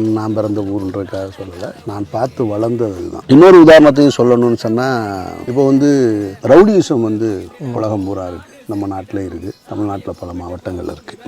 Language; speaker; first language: Tamil; native; Tamil